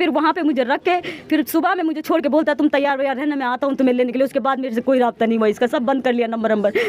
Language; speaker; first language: Hindi; native; Hindi